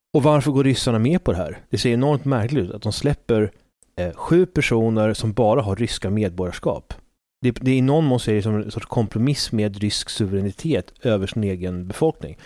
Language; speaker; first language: Swedish; native; Swedish